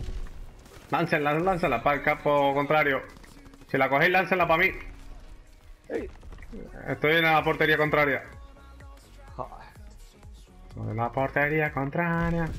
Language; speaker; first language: Spanish; native; Spanish